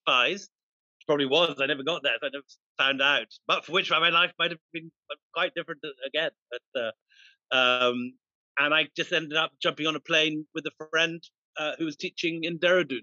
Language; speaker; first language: English; native; English